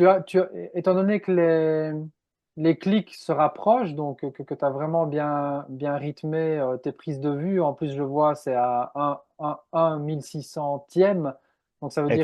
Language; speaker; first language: French; native; French